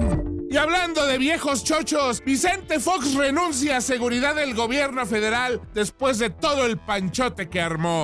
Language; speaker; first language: Spanish; native; Spanish